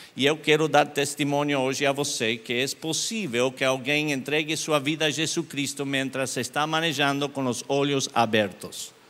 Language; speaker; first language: Portuguese; non-native, learner; English